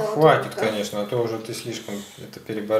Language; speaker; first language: Russian; native; Russian